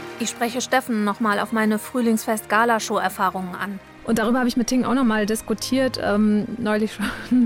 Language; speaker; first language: German; native; German